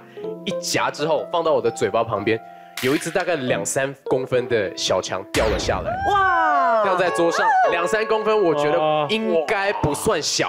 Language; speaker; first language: Chinese; native; Chinese